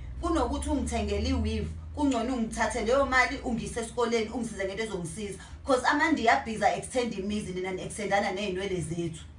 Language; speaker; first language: Zulu; native; Zulu